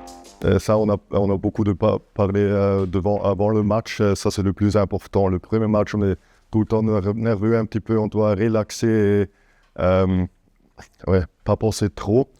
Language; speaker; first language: French; non-native, fluent; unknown